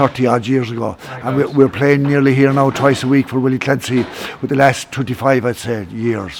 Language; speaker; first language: English; native; English